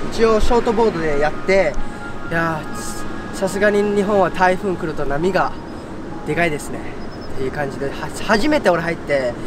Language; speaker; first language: Japanese; early bilingual, other home language; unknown